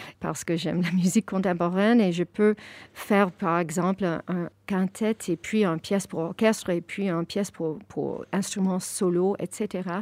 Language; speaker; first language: French; non-native, fluent; English